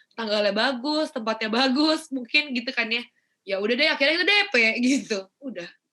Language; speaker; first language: Indonesian; native; Indonesian